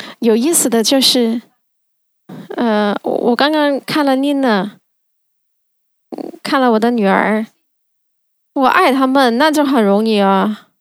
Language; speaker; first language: Chinese; non-native, fluent; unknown